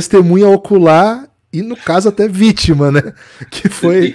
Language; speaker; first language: Portuguese; native; Portuguese